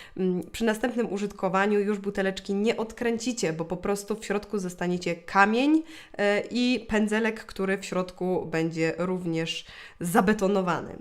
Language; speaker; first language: Polish; native; Polish